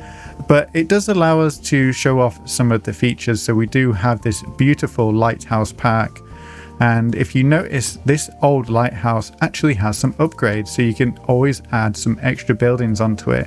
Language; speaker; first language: English; native; English